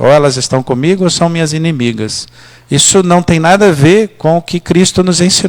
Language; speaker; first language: Portuguese; native; Portuguese